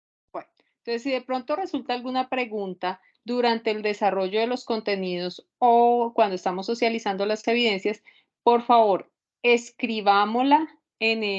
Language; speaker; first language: Spanish; native; Spanish